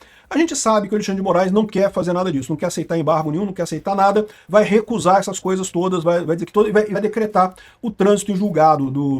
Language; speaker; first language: Portuguese; native; Portuguese